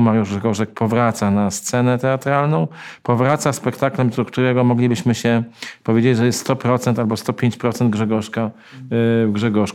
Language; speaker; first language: Polish; native; Polish